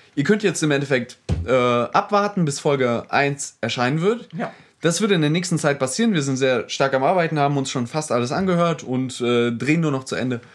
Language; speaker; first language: German; early bilingual, other home language; Russian